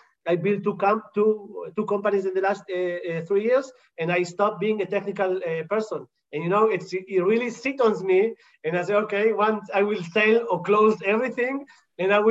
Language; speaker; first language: English; non-native, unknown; Hebrew